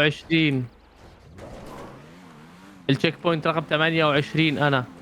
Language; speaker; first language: Arabic; native; Arabic